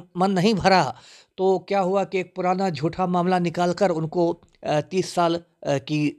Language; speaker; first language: Hindi; native; Hindi